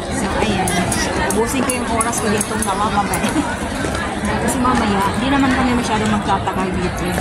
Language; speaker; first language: Filipino; native; Filipino